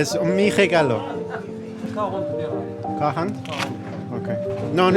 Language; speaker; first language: Spanish; non-native, learner; Portuguese